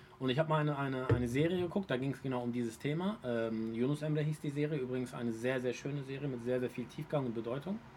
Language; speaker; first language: German; early bilingual, other home language; Turkish